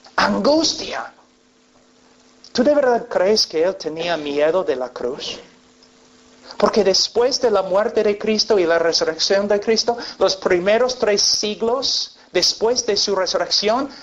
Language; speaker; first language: Spanish; non-native, fluent; English